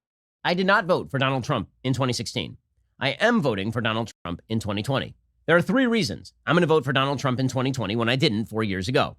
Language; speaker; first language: English; native; English